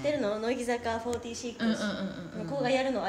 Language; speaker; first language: Japanese; native; Japanese